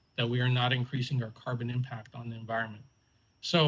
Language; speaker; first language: English; native; English